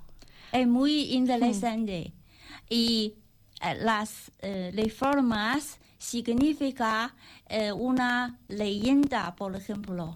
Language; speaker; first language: Spanish; non-native, learner; Chinese